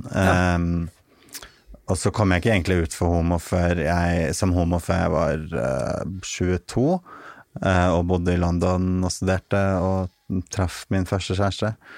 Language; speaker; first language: Norwegian; early bilingual, other home language; Arabic